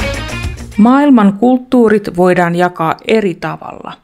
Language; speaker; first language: Finnish; non-native, fluent; Russian